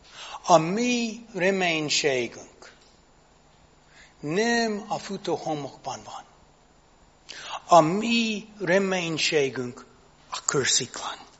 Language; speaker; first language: Hungarian; non-native, fluent; English